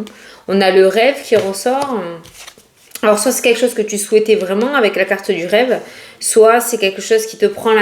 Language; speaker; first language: French; native; French